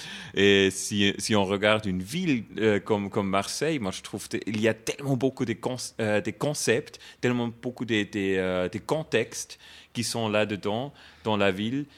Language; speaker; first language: French; non-native, fluent; German